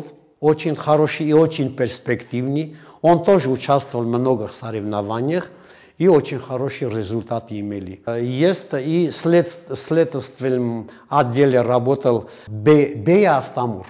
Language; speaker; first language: Russian; non-native, fluent; Armenian